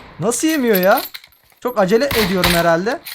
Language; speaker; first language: Turkish; native; Turkish